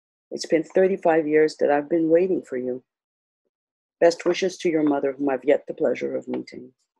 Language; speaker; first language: English; non-native, local second language; Armenian